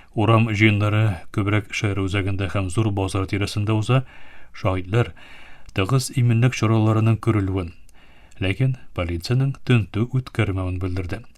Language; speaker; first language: Tatar; early bilingual, heritage; Tatar